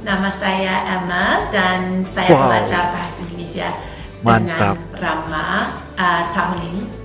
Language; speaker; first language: Indonesian; non-native, learner; English